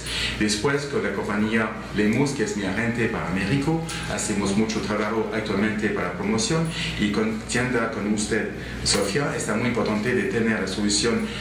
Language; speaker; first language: Spanish; non-native, learner; French